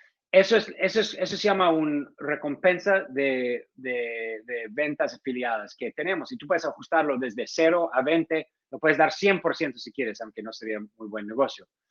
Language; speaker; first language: Spanish; non-native, fluent; English